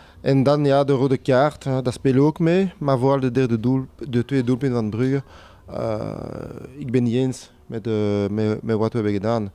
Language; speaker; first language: Dutch; non-native, local second language; French